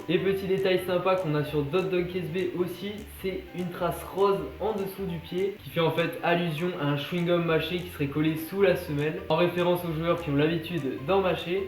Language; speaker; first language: French; native; French